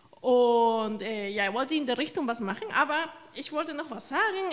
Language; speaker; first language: German; non-native, fluent; Spanish